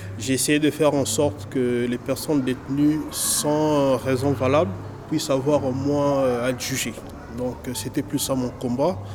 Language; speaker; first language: French; non-native, local second language; Lingala